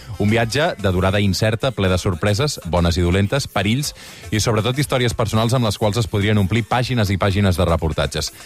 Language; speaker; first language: Catalan; native; Catalan